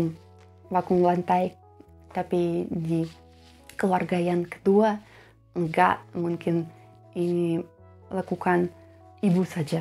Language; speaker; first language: Indonesian; non-native, fluent; Russian